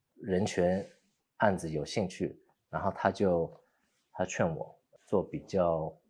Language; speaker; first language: Chinese; early bilingual, heritage; Chinese